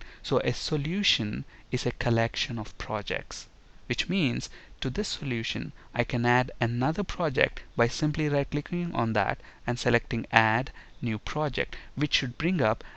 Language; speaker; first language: English; non-native, local second language; Telugu